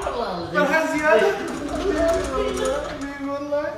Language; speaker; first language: Arabic; native; Arabic